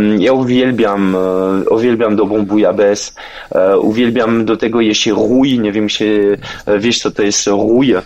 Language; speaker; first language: Polish; non-native, fluent; French